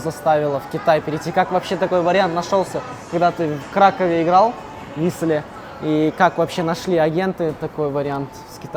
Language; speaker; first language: Russian; native; Russian